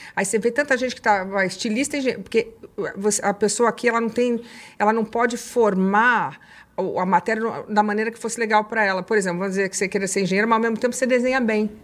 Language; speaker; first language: Portuguese; native; Portuguese